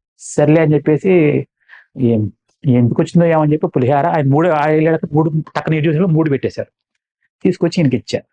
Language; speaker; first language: Telugu; non-native, local second language; Malayalam